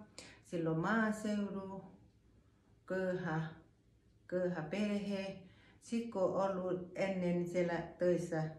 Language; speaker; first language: Finnish; non-native, learner; Thai